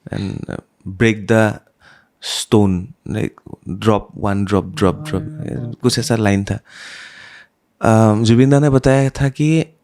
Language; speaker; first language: Hindi; non-native, local second language; Assamese